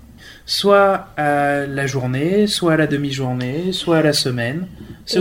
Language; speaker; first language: French; native; French